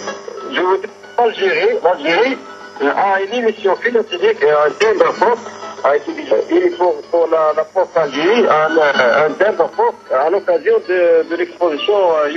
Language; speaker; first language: French; non-native, local second language; Arabic